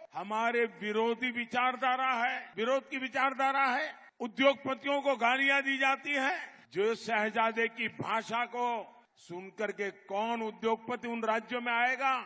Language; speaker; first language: Hindi; non-native, local second language; Gujarati